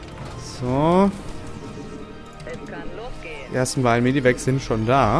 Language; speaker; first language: German; native; German